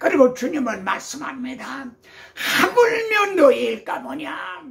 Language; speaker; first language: Korean; native; Korean